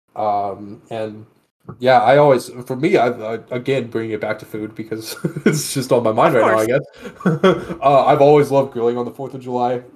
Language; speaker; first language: English; native; English